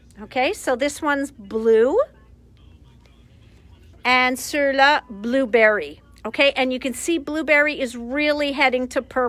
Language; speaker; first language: English; native; English